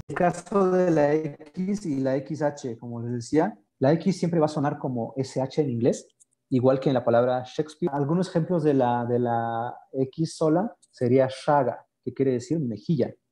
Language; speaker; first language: Spanish; native; Spanish